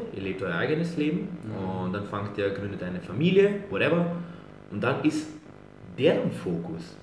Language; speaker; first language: German; early bilingual, other home language; Serbian